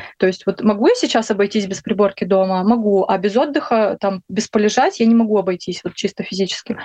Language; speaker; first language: Russian; native; Russian